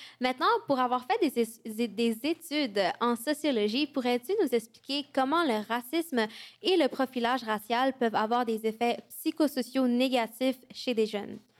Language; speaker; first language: French; early bilingual, other home language; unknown